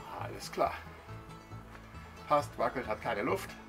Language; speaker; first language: German; native; German